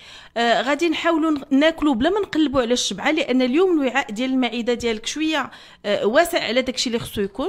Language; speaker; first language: Arabic; native; Arabic